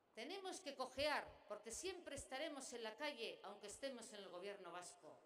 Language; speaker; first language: Spanish; non-native, local second language; Basque